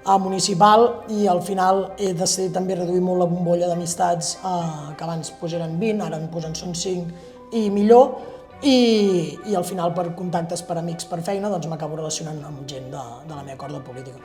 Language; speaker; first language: Catalan; native; Catalan